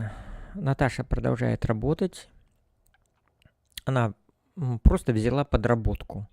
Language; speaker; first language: Russian; native; Russian